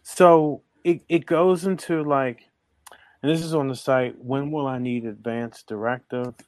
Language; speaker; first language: English; native; English